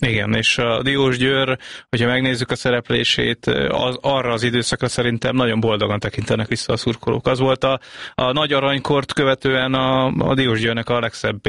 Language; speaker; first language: Hungarian; native; Hungarian